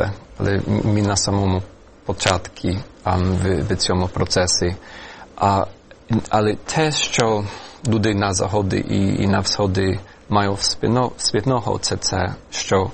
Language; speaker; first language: Ukrainian; non-native, fluent; English